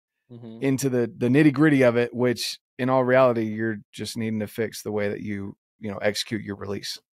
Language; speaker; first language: English; native; English